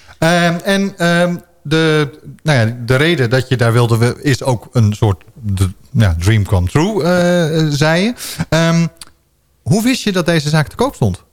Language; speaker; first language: Dutch; native; Dutch